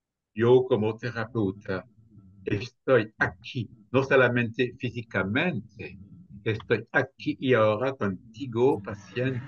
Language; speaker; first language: Spanish; non-native, fluent; French